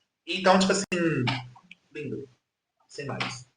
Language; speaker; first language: Portuguese; native; Portuguese